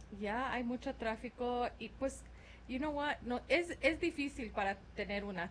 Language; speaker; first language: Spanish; non-native, learner; English